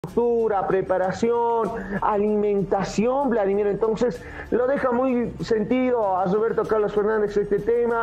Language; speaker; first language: Spanish; native; Spanish